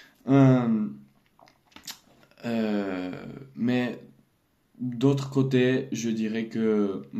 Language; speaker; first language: French; non-native, learner; Russian